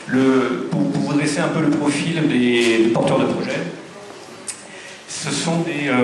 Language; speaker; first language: French; native; French